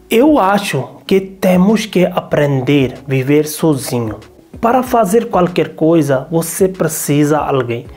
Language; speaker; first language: Portuguese; non-native, learner; Hindi